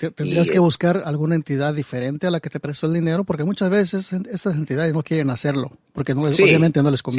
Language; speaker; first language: Spanish; native; Spanish